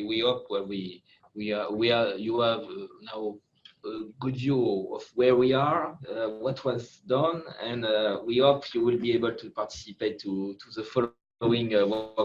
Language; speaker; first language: English; non-native, fluent; French